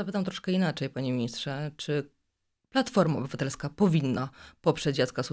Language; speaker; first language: Polish; native; Polish